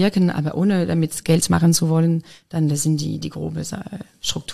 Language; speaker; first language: German; non-native, fluent; French